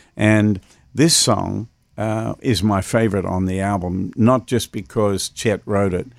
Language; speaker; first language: English; native; English